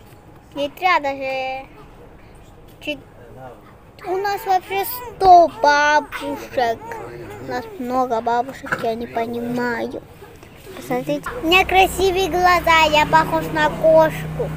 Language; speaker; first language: Russian; early bilingual, heritage; Russian